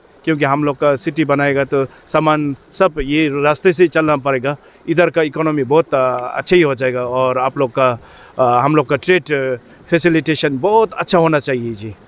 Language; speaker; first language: Hindi; non-native, fluent; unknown